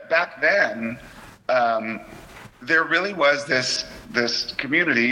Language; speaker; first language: English; native; English